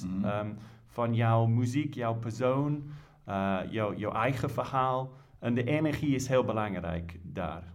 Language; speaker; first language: Dutch; non-native, fluent; English